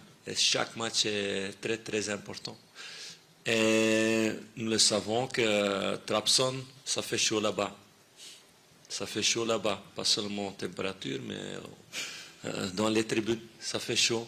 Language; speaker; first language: French; non-native, fluent; Dutch